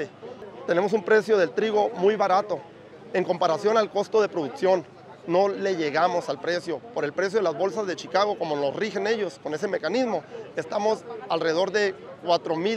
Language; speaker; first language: Spanish; native; Spanish